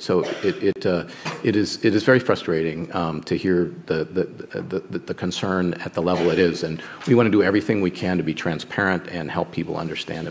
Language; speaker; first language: English; native; English